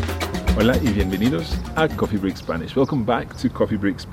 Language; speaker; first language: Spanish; non-native, fluent; English